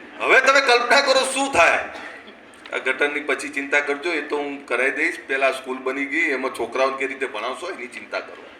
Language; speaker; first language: Gujarati; native; Gujarati